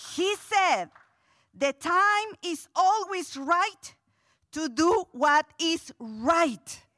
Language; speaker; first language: English; non-native, fluent; Spanish